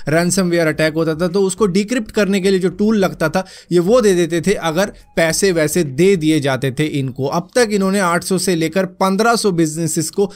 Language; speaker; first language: Hindi; native; Hindi